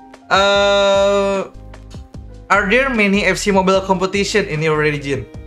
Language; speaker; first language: English; non-native, learner; Indonesian